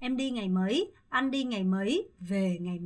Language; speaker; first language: Vietnamese; non-native, fluent; Korean